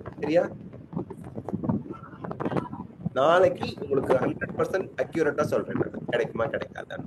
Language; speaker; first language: Tamil; native; Tamil